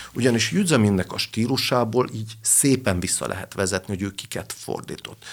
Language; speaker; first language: Hungarian; native; Hungarian